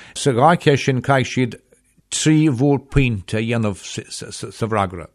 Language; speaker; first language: Irish; native; Irish